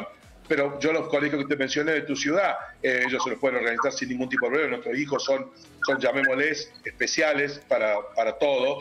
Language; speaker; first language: Spanish; native; Spanish